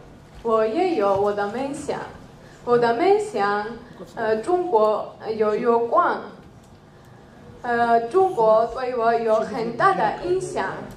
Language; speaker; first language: Chinese; non-native, learner; Georgian